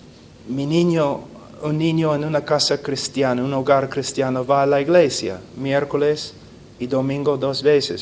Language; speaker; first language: Spanish; non-native, fluent; English